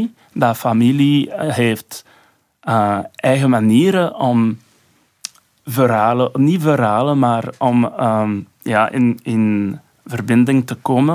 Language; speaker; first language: Dutch; non-native, local second language; French